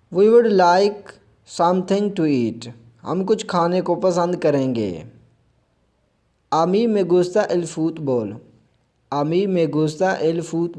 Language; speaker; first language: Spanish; non-native, fluent; Urdu